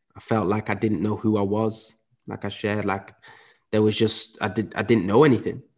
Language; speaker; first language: English; native; English